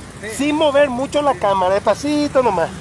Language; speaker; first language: Spanish; native; Spanish